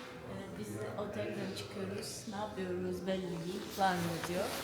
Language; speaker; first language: Turkish; non-native, learner; Russian